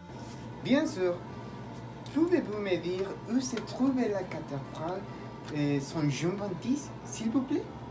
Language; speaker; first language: French; non-native, learner; Spanish